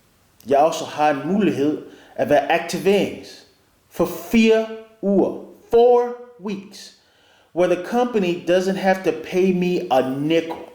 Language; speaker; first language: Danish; non-native, learner; English